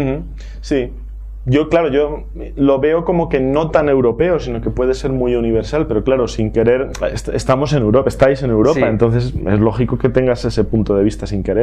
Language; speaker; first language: Spanish; native; Spanish